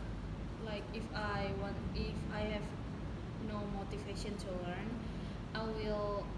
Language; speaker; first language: English; non-native, learner; Indonesian